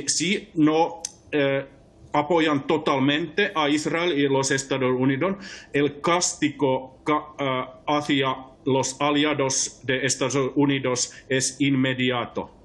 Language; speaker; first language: Spanish; non-native, fluent; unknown